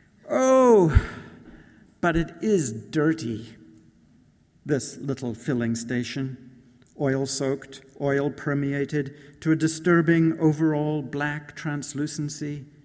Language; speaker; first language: English; native; English